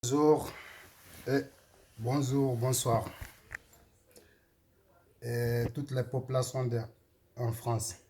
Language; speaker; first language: French; non-native, learner; Soninke